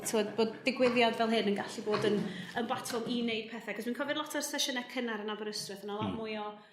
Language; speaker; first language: Welsh; native; Welsh